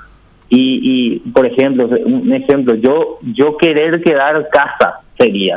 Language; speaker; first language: Spanish; native; Spanish